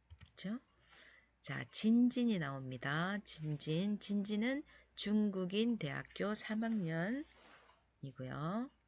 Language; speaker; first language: Korean; native; Korean